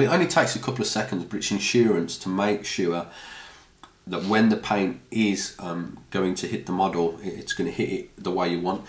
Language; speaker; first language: English; native; English